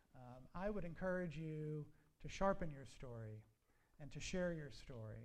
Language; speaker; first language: English; native; English